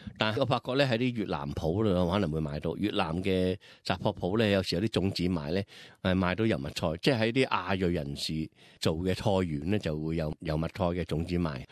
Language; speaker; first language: Cantonese; native; Cantonese